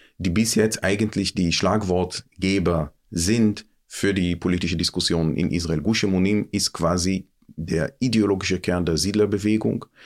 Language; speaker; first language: German; non-native, fluent; Hebrew